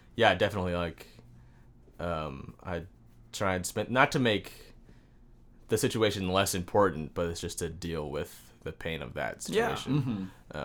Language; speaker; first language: English; native; English